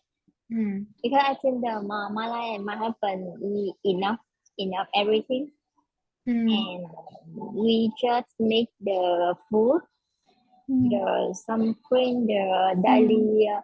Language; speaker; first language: English; non-native, learner; Vietnamese